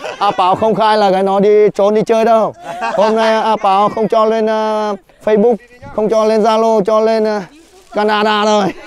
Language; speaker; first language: Vietnamese; non-native, local second language; Hmong